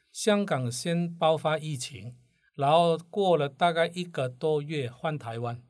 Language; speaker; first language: Chinese; non-native, local second language; Cantonese